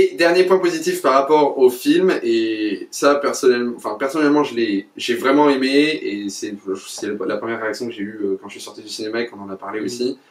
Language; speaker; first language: French; native; French